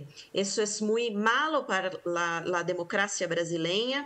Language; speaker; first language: Spanish; non-native, fluent; Portuguese